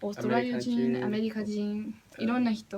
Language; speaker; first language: Japanese; non-native, learner; English